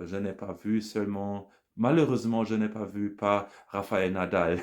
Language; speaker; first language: French; non-native, learner; German